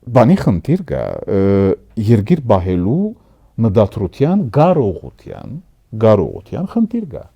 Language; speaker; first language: Armenian; early bilingual, heritage; Armenian